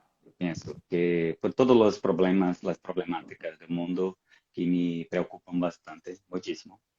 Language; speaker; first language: Spanish; non-native, fluent; Portuguese